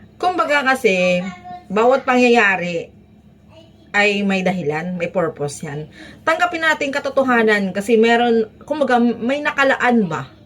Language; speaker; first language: Filipino; native; Filipino